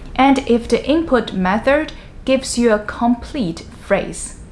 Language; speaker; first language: English; non-native, fluent; Chinese